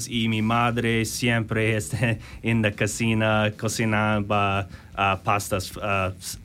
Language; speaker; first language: Spanish; non-native, learner; English